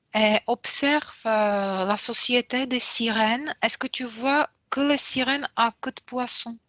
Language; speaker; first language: French; non-native, fluent; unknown